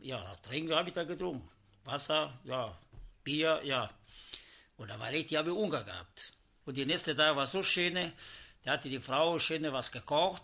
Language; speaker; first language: German; non-native, learner; Italian